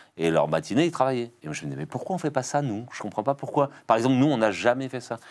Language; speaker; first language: French; native; French